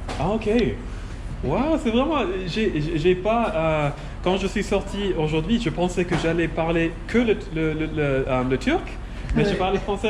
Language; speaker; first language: French; non-native, fluent; English